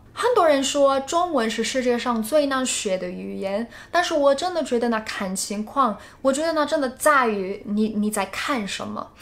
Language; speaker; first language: Chinese; non-native, fluent; English